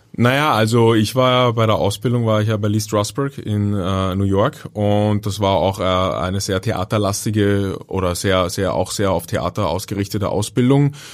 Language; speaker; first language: German; native; German